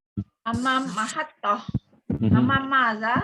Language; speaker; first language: Arabic; non-native, learner; Malay